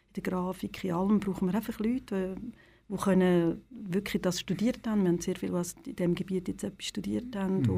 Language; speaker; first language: German; native; German